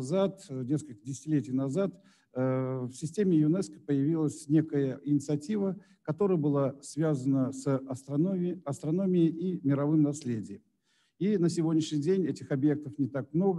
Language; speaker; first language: Russian; native; Russian